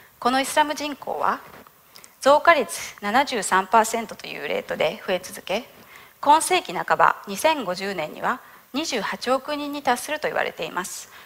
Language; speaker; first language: Japanese; native; Japanese